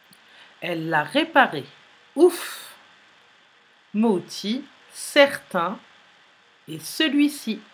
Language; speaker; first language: French; native; French